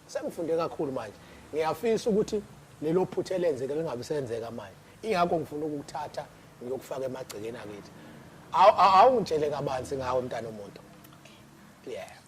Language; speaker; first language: Zulu; native; Zulu